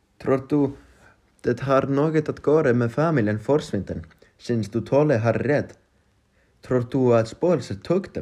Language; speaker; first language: Danish; non-native, learner; Icelandic